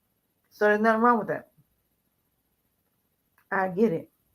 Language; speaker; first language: English; native; English